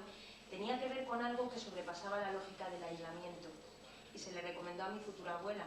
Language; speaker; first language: Spanish; native; Spanish